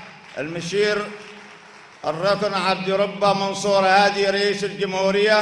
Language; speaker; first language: Arabic; native; Arabic